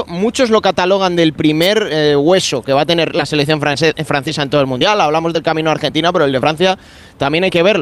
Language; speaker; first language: Spanish; native; Spanish